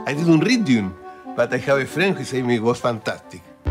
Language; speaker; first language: English; non-native, learner; Spanish